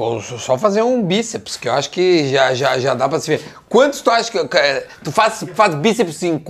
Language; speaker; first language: Portuguese; native; Portuguese